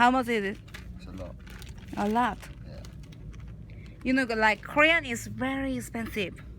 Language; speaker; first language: English; non-native, learner; Korean